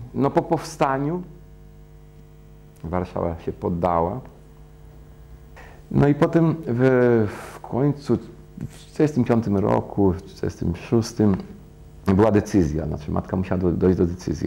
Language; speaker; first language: Polish; early bilingual, heritage; Polish